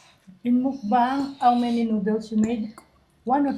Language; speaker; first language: English; non-native, fluent; Filipino